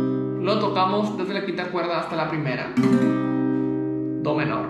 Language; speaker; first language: Spanish; native; Spanish